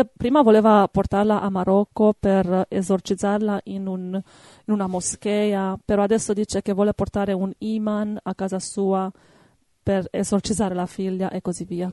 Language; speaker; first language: Italian; non-native, fluent; Hungarian